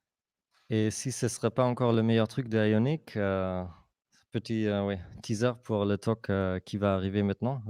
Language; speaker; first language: French; non-native, fluent; German